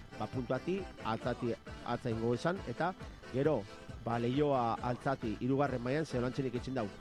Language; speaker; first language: Basque; native; Basque